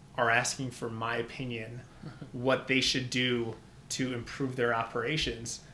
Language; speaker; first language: English; early bilingual, other home language; Albanian